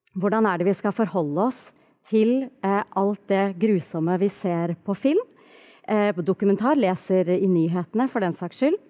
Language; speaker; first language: Norwegian; native; Norwegian